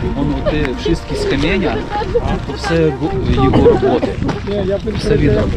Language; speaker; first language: Ukrainian; native; Ukrainian